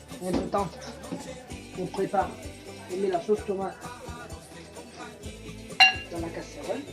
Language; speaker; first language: French; non-native, fluent; Italian